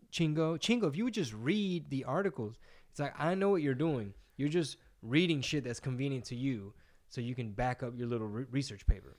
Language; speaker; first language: English; early bilingual, other home language; Spanish